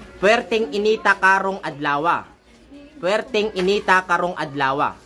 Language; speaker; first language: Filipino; non-native, local second language; Cebuano